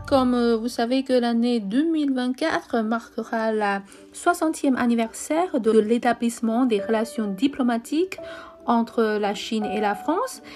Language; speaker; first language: French; non-native, fluent; Chinese